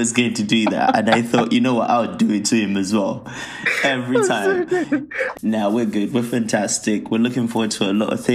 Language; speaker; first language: English; non-native, local second language; Ganda